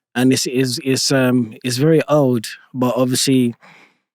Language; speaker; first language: English; native; English